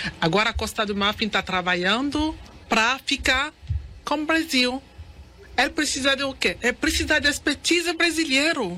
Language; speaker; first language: Portuguese; non-native, learner; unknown